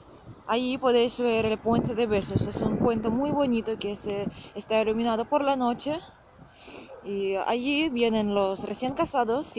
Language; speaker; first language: Spanish; non-native, fluent; Russian